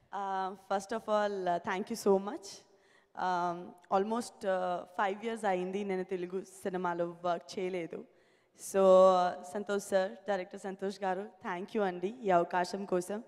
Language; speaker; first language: Telugu; non-native, learner; Gujarati